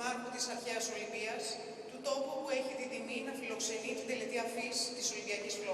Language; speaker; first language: Greek; native; Greek